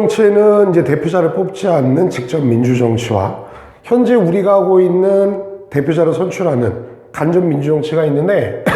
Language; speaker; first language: Korean; native; Korean